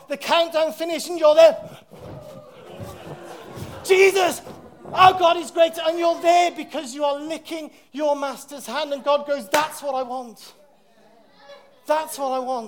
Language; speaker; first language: English; native; English